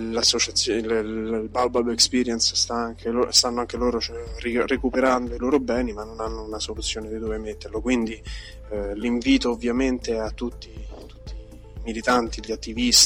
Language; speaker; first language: Italian; native; Italian